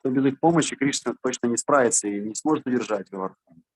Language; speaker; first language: Russian; native; Russian